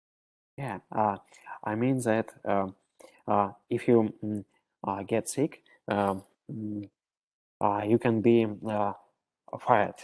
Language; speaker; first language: English; non-native, learner; Russian